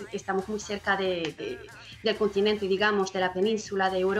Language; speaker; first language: Spanish; non-native, fluent; French